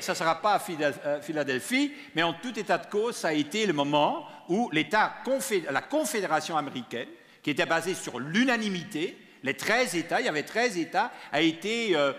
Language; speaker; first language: French; non-native, local second language; Dutch